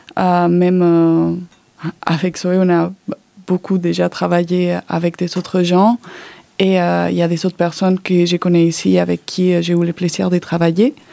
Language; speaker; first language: French; non-native, fluent; Spanish